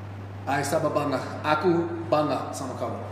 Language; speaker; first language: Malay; non-native, fluent; English